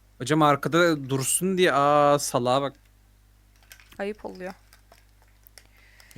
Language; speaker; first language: Turkish; native; Turkish